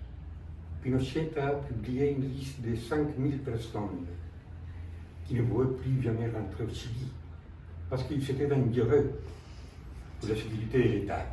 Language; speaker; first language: French; non-native, fluent; Spanish